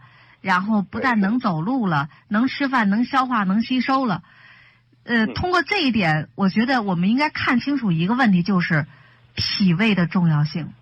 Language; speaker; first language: Chinese; native; Chinese